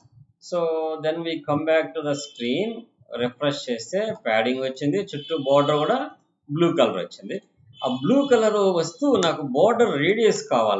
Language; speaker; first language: Telugu; native; Telugu